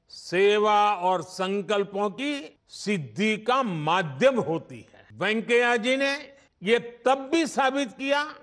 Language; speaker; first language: Hindi; non-native, local second language; Gujarati